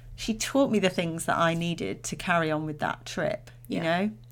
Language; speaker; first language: English; native; English